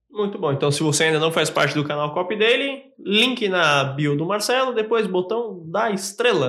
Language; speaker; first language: Portuguese; native; Portuguese